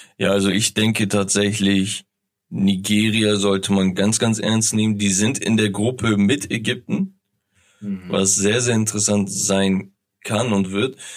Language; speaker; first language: German; early bilingual, other home language; Turkish